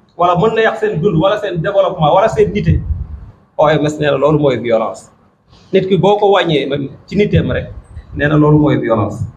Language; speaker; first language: Wolof; non-native, local second language; Serer